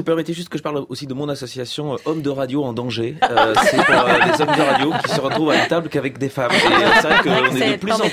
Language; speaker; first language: French; native; French